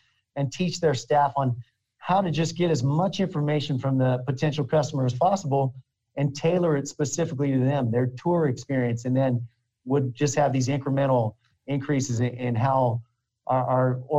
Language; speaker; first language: English; native; English